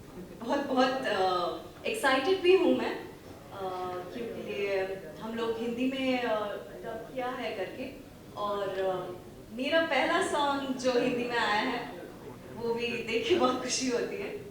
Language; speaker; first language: Hindi; non-native, local second language; Kannada